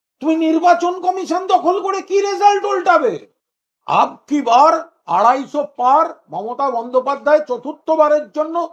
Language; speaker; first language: Bangla; native; Bangla